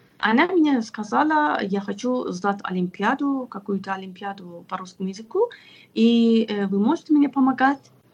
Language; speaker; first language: Russian; non-native, fluent; Persian